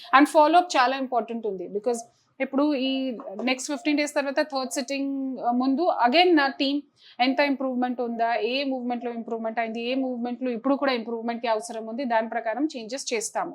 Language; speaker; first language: Telugu; non-native, local second language; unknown